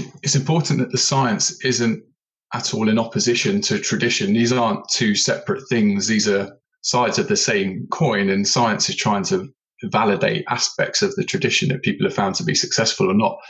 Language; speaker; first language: English; native; English